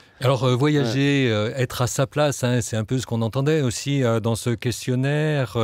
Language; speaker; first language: French; native; French